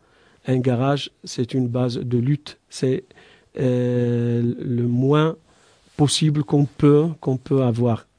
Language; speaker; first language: French; non-native, fluent; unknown